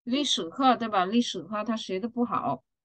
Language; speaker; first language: Chinese; non-native, fluent; Vietnamese